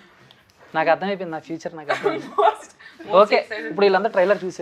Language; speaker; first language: Telugu; native; Telugu